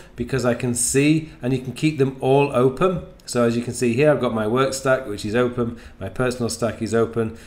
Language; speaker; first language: English; native; English